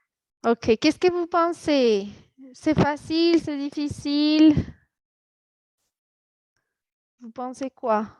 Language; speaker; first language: French; non-native, fluent; Spanish